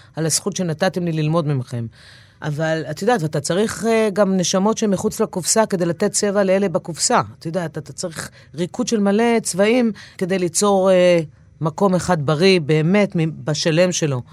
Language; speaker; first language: Hebrew; native; Hebrew